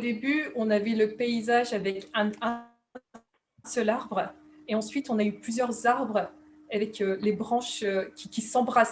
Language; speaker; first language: French; native; French